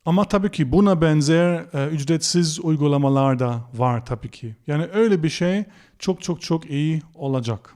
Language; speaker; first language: Turkish; non-native, fluent; German